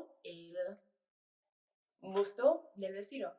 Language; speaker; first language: Spanish; non-native, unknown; English